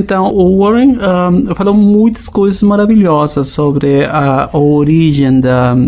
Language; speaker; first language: Portuguese; non-native, fluent; Spanish